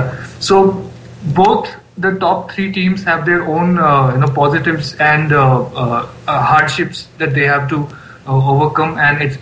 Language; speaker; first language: English; non-native, local second language; Bangla